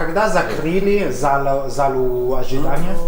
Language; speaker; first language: Russian; non-native, learner; English